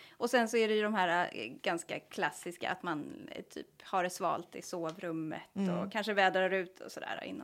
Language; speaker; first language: Swedish; native; Swedish